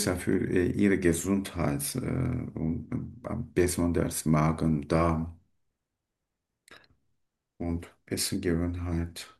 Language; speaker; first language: German; non-native, learner; Turkish